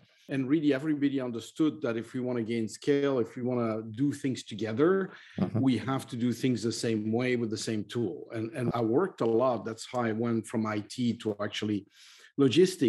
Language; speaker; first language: English; non-native, fluent; French